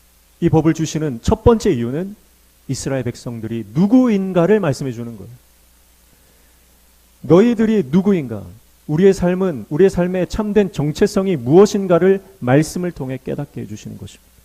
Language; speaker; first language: Korean; native; Korean